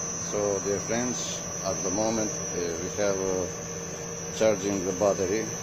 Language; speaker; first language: English; non-native, learner; Greek